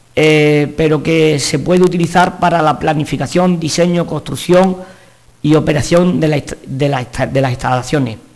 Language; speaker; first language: Spanish; native; Spanish